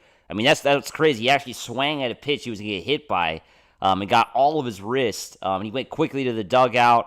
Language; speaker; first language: English; native; English